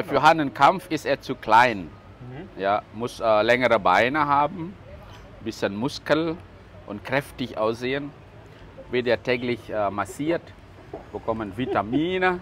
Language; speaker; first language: German; non-native, fluent; Balinese